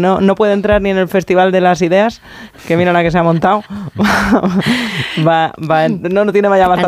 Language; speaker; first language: Spanish; native; Spanish